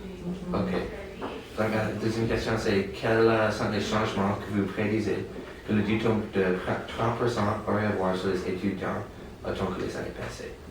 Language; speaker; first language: French; non-native, local second language; English